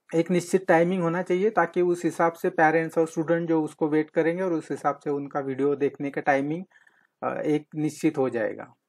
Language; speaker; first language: Hindi; non-native, local second language; Marathi